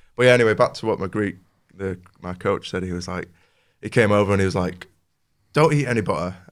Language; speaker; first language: English; native; English